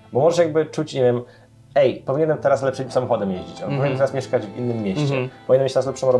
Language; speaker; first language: Polish; native; Polish